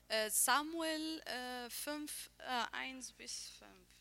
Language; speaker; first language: German; non-native, learner; Arabic